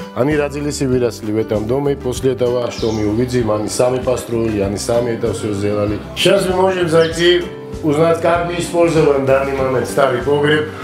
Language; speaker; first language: Russian; non-native, fluent; Georgian